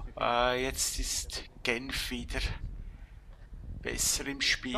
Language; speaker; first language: German; native; German